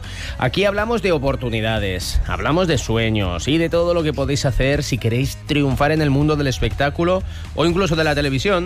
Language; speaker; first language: Spanish; native; Spanish